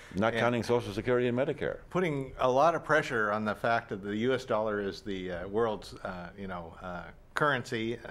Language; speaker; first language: English; native; English